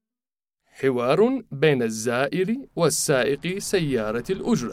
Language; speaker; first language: Arabic; non-native, fluent; Persian